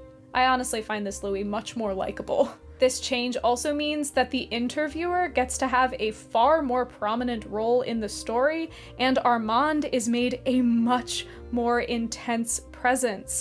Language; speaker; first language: English; native; English